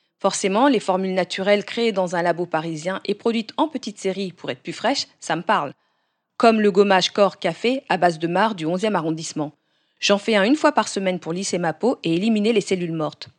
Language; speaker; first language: French; native; French